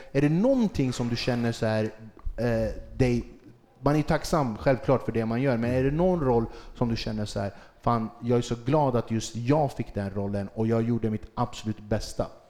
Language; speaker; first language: Swedish; early bilingual, other home language; Kurdish